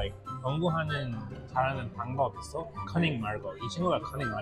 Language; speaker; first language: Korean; non-native, fluent; English